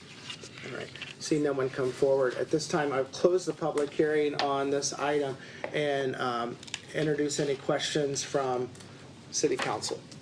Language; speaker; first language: English; native; English